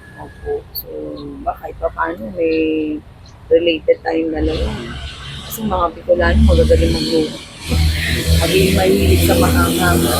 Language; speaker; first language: Filipino; native; Filipino